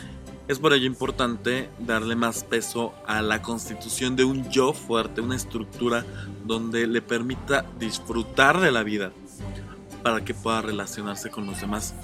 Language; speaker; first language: Spanish; native; Spanish